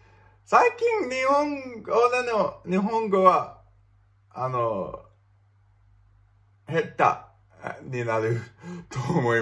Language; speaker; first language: Japanese; non-native, learner; English